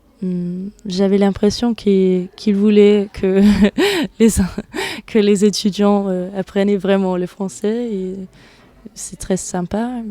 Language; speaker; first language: French; non-native, fluent; Danish